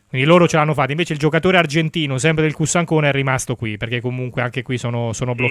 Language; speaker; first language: Italian; native; Italian